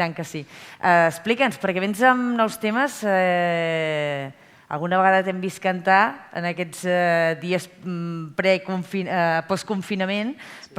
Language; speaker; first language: Catalan; native; Catalan